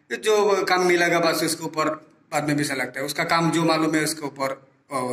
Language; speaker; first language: Hindi; non-native, learner; Bangla